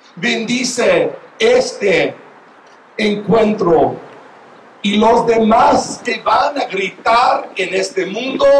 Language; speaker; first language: Spanish; non-native, fluent; English